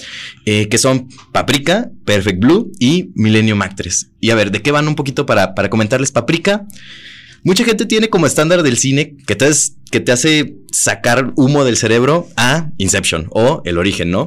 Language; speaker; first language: Spanish; native; Spanish